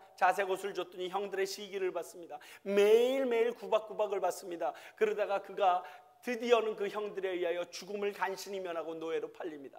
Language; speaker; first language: Korean; native; Korean